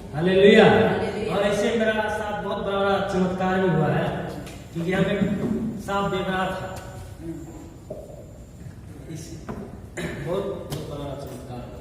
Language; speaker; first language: Hindi; non-native, local second language; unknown